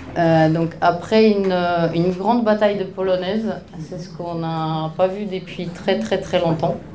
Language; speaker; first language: French; non-native, fluent; Polish